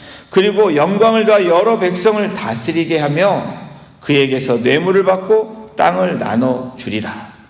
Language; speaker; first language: Korean; native; Korean